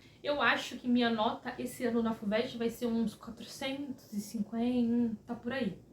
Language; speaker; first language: Portuguese; native; Portuguese